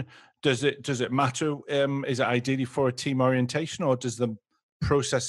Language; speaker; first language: English; native; English